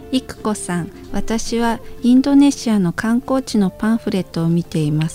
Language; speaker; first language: Japanese; non-native, learner; Indonesian